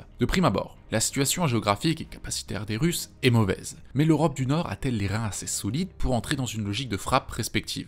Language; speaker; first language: French; native; French